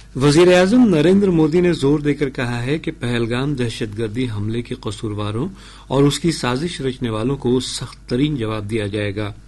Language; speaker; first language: Urdu; native; Urdu